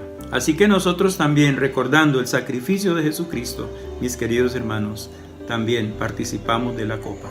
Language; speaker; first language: Spanish; native; Spanish